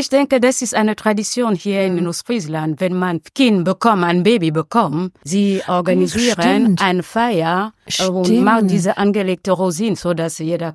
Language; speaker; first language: German; non-native, learner; French